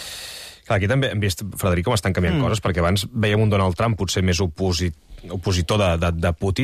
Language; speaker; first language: Catalan; native; Catalan